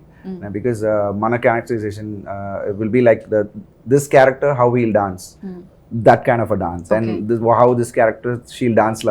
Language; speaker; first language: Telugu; non-native, learner; Tamil